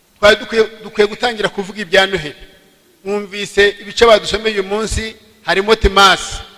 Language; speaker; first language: Kinyarwanda; early bilingual, heritage; Kinyarwanda